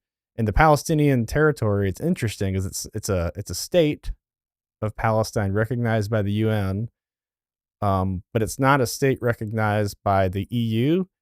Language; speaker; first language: English; native; English